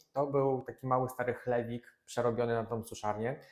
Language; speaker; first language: Polish; native; Polish